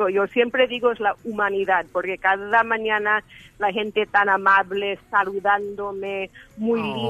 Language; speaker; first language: Spanish; early bilingual, heritage; English